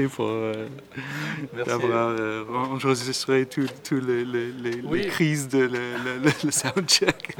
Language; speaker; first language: French; non-native, learner; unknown